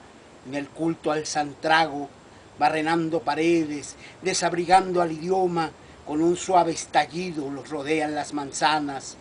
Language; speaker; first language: Spanish; native; Spanish